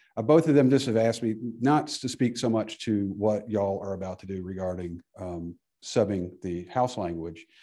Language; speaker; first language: English; native; English